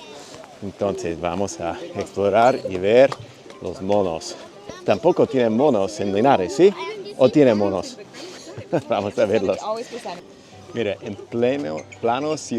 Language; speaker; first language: Spanish; non-native, fluent; English